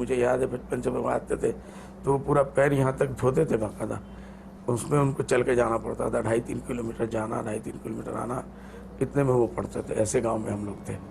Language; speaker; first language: Hindi; non-native, local second language; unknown